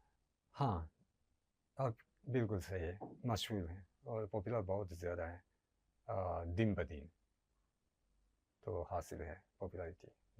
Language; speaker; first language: Hindi; non-native, learner; Japanese